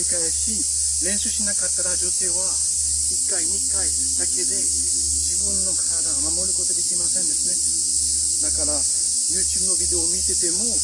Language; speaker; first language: Japanese; non-native, fluent; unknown